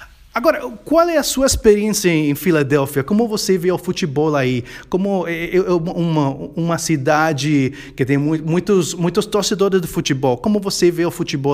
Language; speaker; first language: Portuguese; non-native, fluent; Spanish